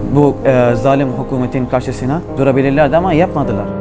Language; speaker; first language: Turkish; early bilingual, other home language; Arabic